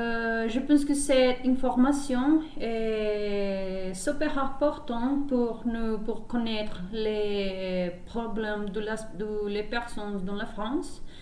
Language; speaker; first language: French; non-native, learner; Spanish